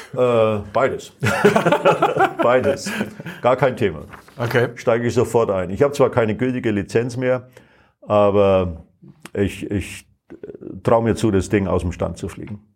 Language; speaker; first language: German; native; German